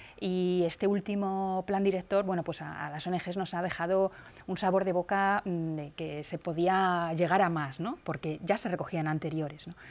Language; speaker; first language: Spanish; native; Spanish